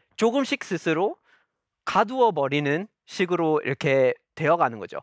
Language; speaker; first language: Korean; non-native, fluent; English